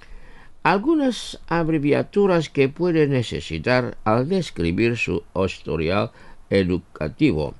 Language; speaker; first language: Spanish; non-native, fluent; Indonesian